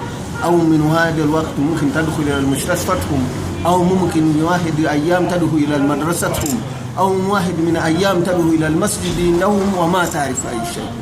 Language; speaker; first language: Arabic; non-native, learner; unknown